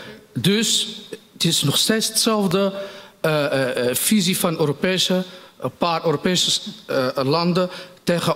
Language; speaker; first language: Dutch; non-native, fluent; Riffian